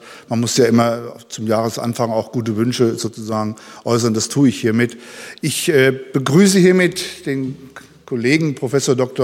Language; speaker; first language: German; native; German